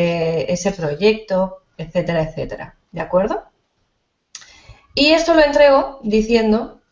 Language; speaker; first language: Spanish; native; Spanish